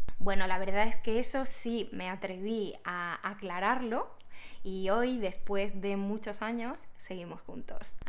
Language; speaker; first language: Spanish; native; Spanish